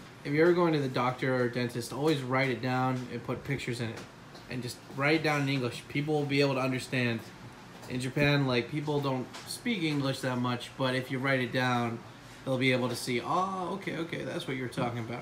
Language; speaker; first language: English; native; English